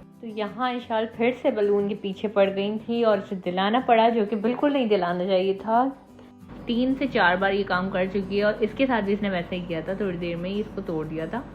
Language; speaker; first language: Urdu; native; Urdu